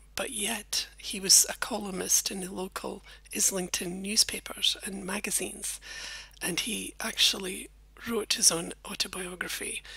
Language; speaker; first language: English; native; English